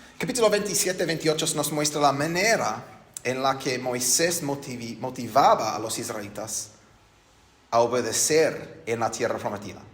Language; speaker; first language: Spanish; non-native, fluent; English